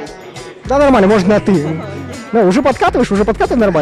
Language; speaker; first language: Russian; native; Russian